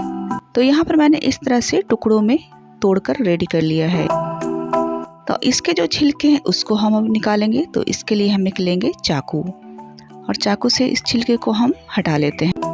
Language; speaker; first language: Hindi; native; Hindi